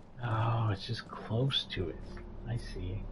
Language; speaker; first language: English; native; English